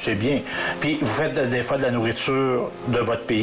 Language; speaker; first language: French; native; French